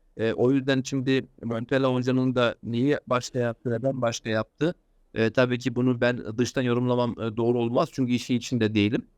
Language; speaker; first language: Turkish; early bilingual, heritage; Turkish